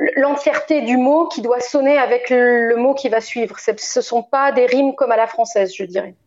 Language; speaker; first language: French; native; French